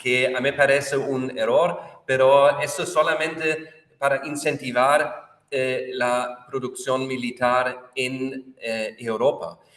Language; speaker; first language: Spanish; non-native, fluent; German